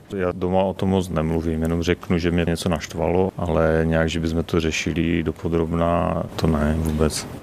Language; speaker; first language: Czech; native; Czech